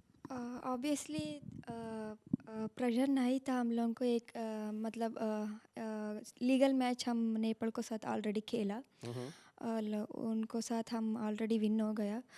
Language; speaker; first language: Hindi; non-native, local second language; Kannada